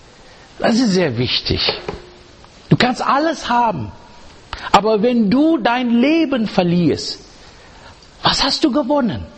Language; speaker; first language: German; non-native, learner; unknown